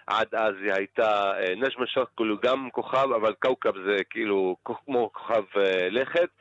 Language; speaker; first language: Hebrew; non-native, local second language; Arabic